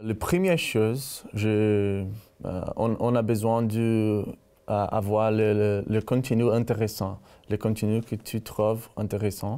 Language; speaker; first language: French; non-native, learner; Portuguese